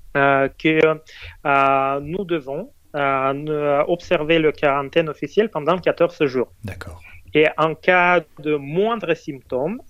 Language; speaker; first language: French; non-native, fluent; Russian